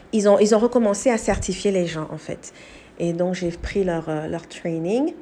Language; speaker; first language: French; non-native, local second language; English